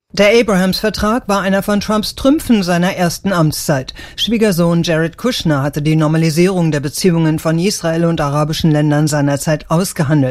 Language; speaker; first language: German; native; German